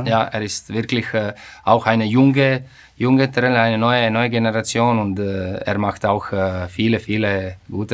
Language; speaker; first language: German; non-native, fluent; Croatian